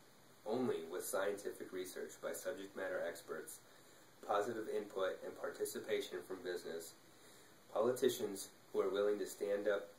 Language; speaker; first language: English; native; English